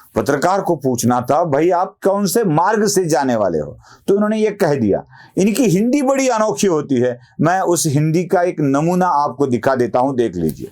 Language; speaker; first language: Hindi; non-native, local second language; Marathi